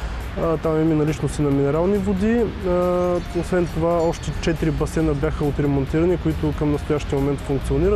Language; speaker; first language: Bulgarian; native; Bulgarian